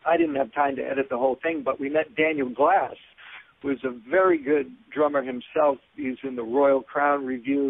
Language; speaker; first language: English; native; English